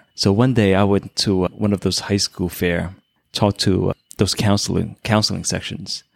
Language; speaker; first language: English; early bilingual, other home language; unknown